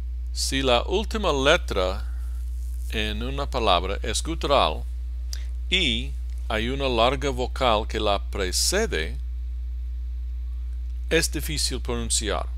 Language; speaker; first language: Spanish; non-native, fluent; English